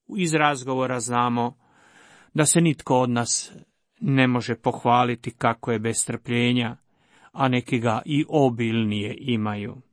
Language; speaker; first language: Croatian; native; Croatian